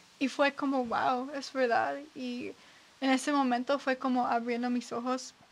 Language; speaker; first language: Spanish; non-native, learner; English